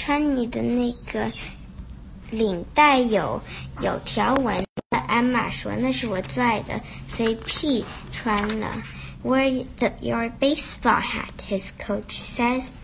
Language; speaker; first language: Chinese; early bilingual, heritage; Chinese